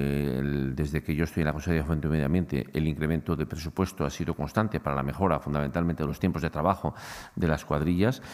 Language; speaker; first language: Spanish; native; Spanish